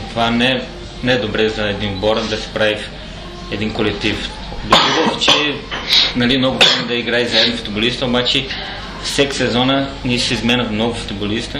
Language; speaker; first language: Bulgarian; non-native, learner; Portuguese